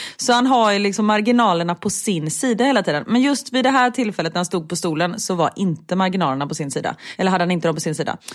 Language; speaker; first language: Swedish; native; Swedish